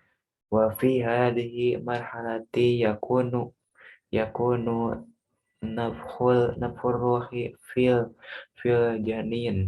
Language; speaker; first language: Arabic; non-native, learner; Indonesian